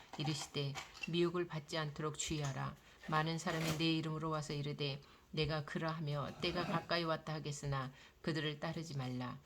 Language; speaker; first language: Korean; native; Korean